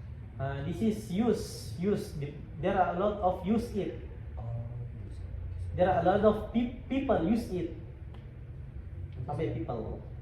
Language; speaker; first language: English; non-native, fluent; Indonesian